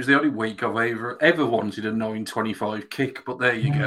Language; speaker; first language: English; native; English